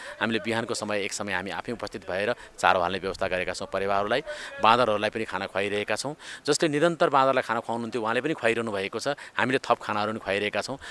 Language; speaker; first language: Nepali; native; Nepali